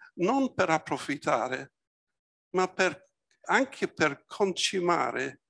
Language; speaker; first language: Italian; early bilingual, heritage; Italian